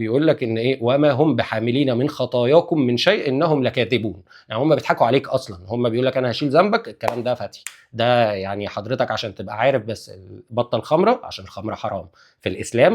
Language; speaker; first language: Arabic; native; Arabic